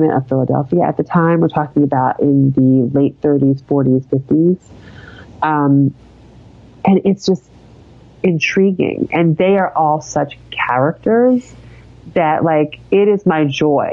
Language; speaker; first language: English; native; English